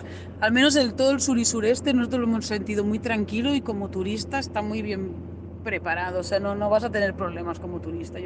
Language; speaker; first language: Spanish; native; Spanish